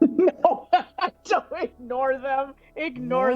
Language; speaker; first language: English; native; English